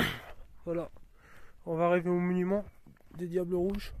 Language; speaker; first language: French; native; French